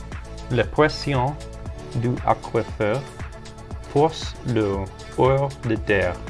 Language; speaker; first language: French; non-native, learner; English